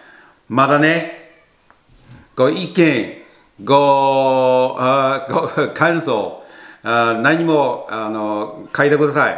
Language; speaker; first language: Japanese; non-native, learner; Chinese